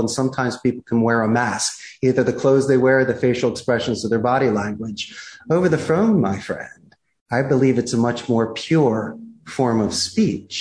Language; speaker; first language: English; native; English